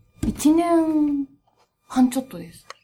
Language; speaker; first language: Japanese; native; Japanese